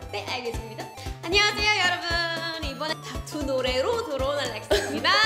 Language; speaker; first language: Korean; early bilingual, heritage; English